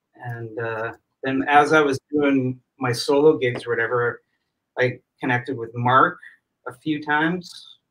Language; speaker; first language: English; native; English